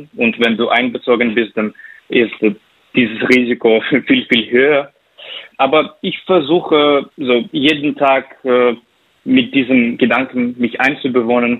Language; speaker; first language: German; non-native, fluent; Ukrainian